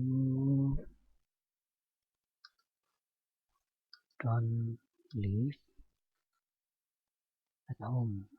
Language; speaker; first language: English; non-native, fluent; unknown